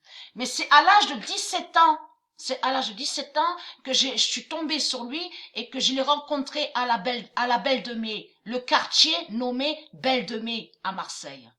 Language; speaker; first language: French; native; French